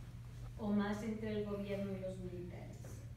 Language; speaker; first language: Spanish; non-native, fluent; English